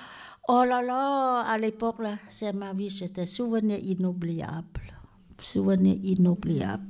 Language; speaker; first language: French; non-native, learner; Lao